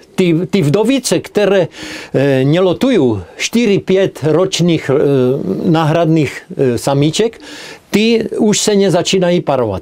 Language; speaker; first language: Polish; non-native, learner; Czech